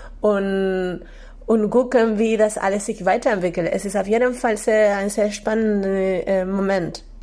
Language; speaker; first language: German; non-native, fluent; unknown